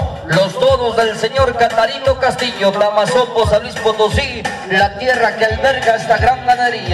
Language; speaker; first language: Spanish; native; Spanish